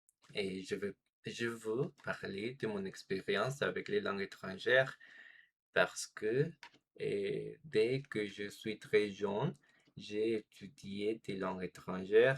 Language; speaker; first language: French; non-native, fluent; Spanish